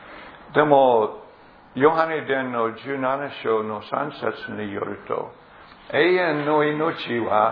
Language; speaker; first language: Japanese; non-native, fluent; English